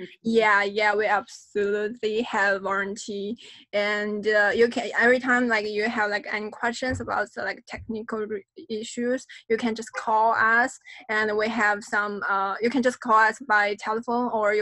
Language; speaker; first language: English; non-native, fluent; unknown